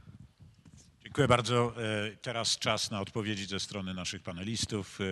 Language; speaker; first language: Polish; native; Polish